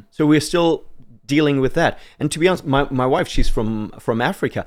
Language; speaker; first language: English; non-native, fluent; German